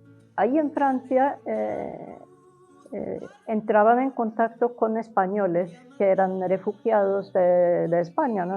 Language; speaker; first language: Spanish; non-native, fluent; Norwegian